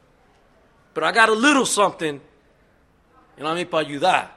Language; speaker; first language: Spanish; early bilingual, heritage; Spanish